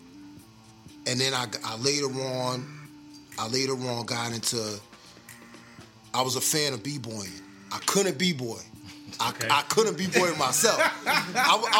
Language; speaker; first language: English; native; English